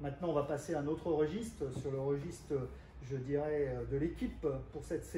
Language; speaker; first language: French; native; French